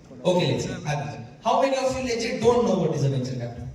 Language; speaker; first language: English; non-native, local second language; Hindi